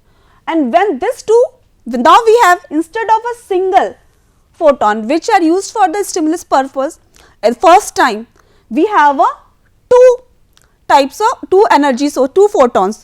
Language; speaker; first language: English; non-native, local second language; Hindi